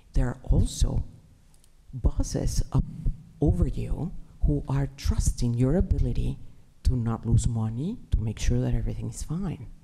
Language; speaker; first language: English; non-native, fluent; Spanish